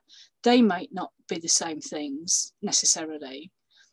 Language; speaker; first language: English; native; English